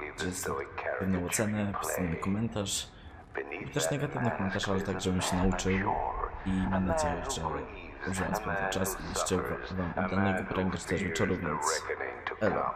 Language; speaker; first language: Polish; native; Polish